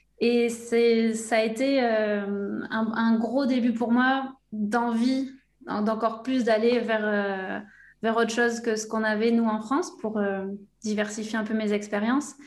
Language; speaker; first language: French; native; French